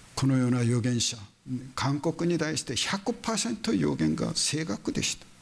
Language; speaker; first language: Japanese; non-native, fluent; Korean